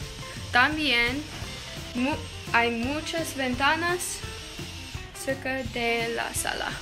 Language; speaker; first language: Spanish; non-native, learner; English